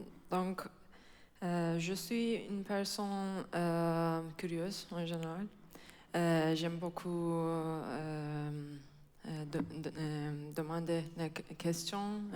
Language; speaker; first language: French; non-native, fluent; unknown